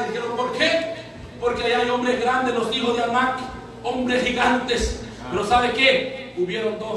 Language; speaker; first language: Spanish; native; Spanish